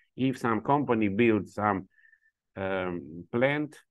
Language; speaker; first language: English; non-native, learner; Ukrainian